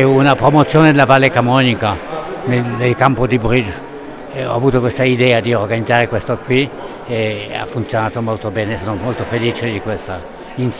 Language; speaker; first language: Italian; non-native, fluent; French